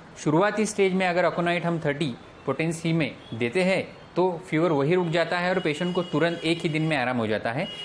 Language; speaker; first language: Hindi; non-native, local second language; Marathi